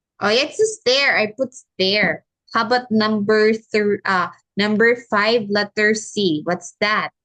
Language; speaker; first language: English; non-native, local second language; Filipino